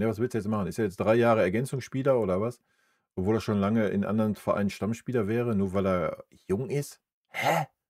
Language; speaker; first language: German; native; German